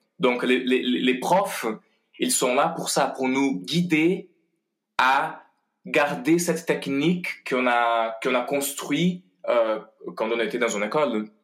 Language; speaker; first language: French; non-native, fluent; Portuguese